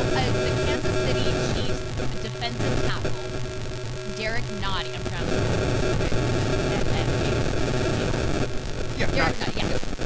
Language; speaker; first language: English; native; English